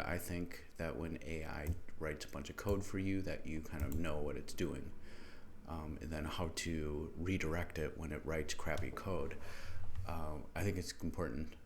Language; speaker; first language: English; native; English